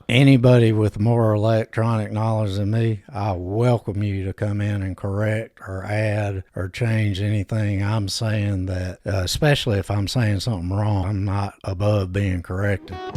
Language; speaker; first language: English; native; English